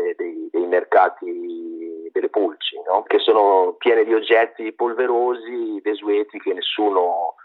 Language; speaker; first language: Italian; native; Italian